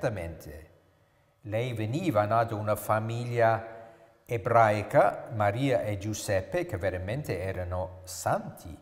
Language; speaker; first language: Italian; non-native, fluent; English